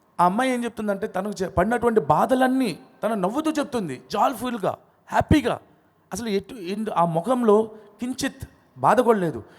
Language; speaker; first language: Telugu; non-native, local second language; Odia